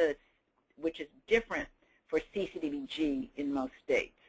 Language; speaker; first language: English; native; English